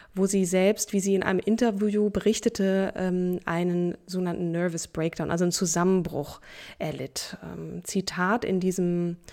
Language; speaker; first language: German; native; German